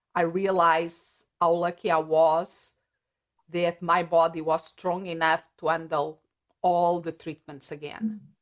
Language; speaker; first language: English; non-native, fluent; Portuguese